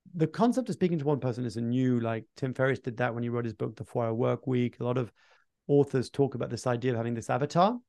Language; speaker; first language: English; early bilingual, other home language; French